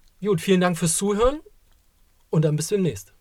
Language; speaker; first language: German; native; German